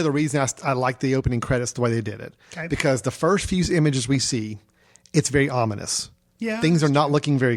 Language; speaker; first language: English; native; English